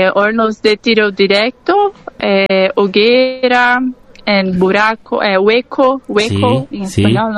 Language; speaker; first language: Spanish; non-native, learner; Portuguese